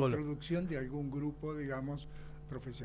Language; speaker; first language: Spanish; native; Spanish